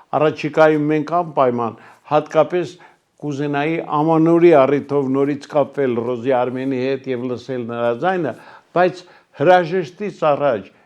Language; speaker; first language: Armenian; native; Armenian